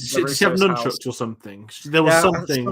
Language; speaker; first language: English; native; English